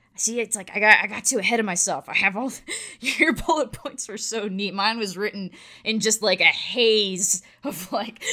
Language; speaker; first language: English; native; English